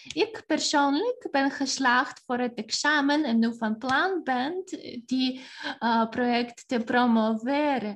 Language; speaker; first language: Dutch; non-native, fluent; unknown